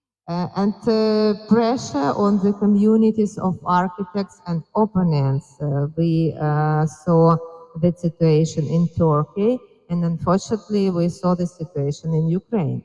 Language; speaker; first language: English; non-native, fluent; Ukrainian